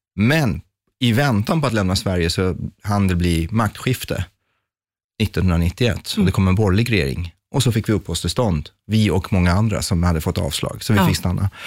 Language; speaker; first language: Swedish; early bilingual, other home language; Persian